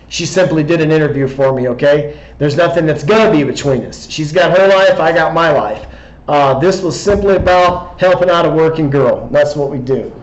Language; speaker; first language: English; native; English